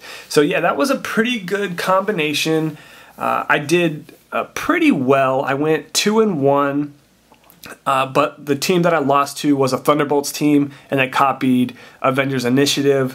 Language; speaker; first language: English; native; English